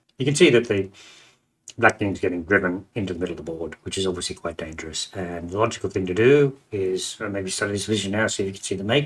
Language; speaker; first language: English; native; English